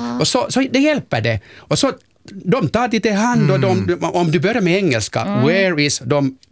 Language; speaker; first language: Swedish; non-native, local second language; Finnish